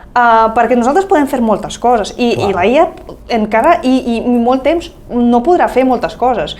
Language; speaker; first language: Catalan; non-native, fluent; Ukrainian